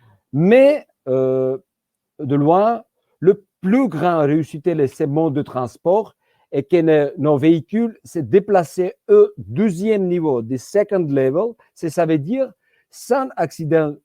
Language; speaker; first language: French; non-native, fluent; Georgian